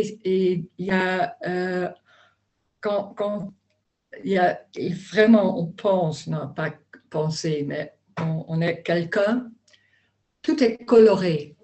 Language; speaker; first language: French; non-native, learner; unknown